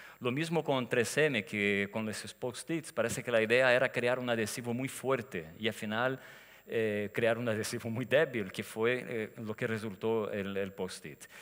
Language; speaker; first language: Spanish; non-native, fluent; Portuguese